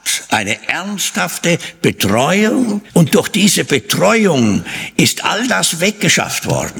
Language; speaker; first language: German; native; German